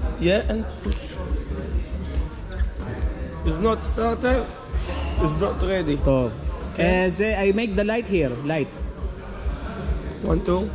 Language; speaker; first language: English; non-native, learner; Hebrew